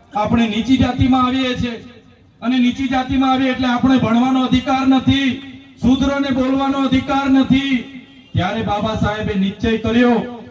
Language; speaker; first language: Gujarati; non-native, local second language; Vasavi